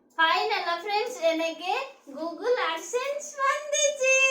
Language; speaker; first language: Tamil; non-native, local second language; Odia